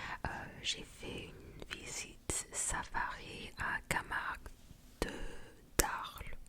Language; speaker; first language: French; non-native, fluent; Japanese